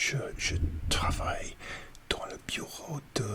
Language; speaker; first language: French; non-native, learner; English